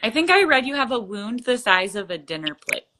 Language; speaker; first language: English; native; English